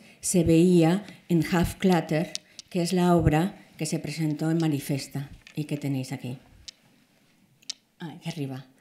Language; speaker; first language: Spanish; native; Spanish